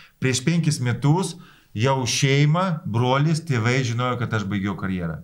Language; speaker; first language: Lithuanian; non-native, local second language; Polish